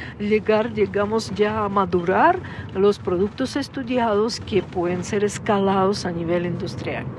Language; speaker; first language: Spanish; non-native, fluent; Russian